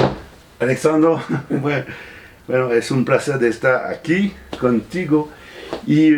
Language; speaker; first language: Spanish; non-native, fluent; French